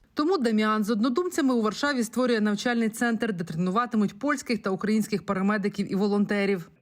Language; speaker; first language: Ukrainian; native; Ukrainian